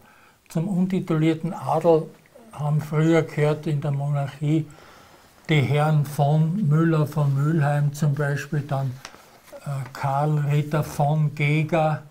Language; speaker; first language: German; native; German